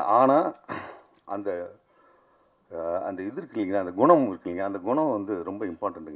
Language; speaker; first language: Tamil; native; Tamil